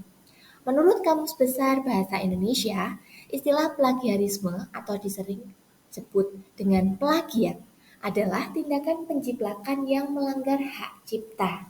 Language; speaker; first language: Indonesian; native; Indonesian